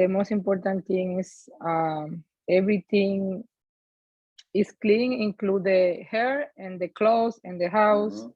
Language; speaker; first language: English; non-native, learner; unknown